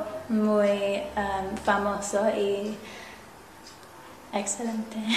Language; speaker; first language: Spanish; non-native, learner; English